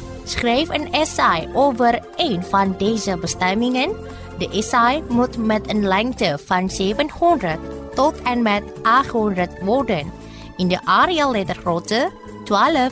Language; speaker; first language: Dutch; non-native, fluent; Indonesian